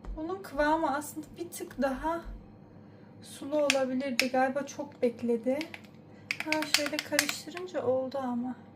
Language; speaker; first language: Turkish; early bilingual, heritage; Turkish